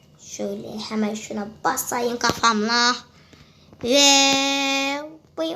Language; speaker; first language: Turkish; native; Turkish